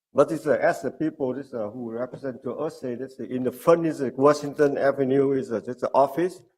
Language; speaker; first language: English; non-native, learner; Vietnamese